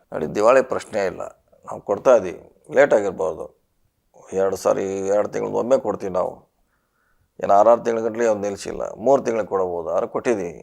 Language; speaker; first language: Kannada; native; Kannada